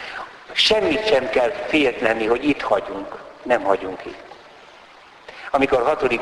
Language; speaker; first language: Hungarian; native; Hungarian